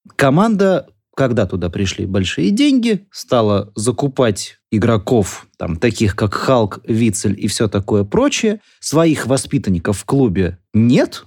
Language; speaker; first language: Russian; native; Russian